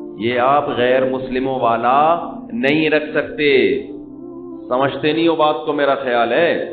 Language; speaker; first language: Urdu; native; Urdu